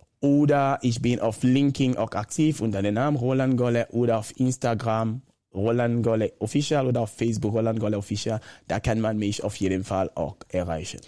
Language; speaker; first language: German; non-native, fluent; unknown